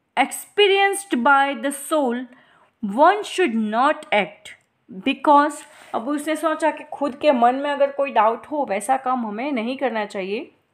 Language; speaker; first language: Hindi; non-native, local second language; Gujarati